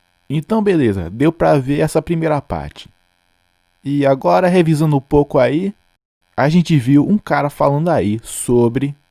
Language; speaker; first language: Portuguese; non-native, fluent; English